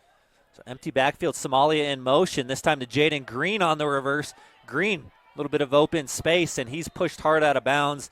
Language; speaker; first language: English; native; English